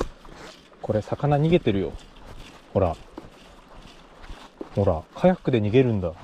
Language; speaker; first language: Japanese; native; Japanese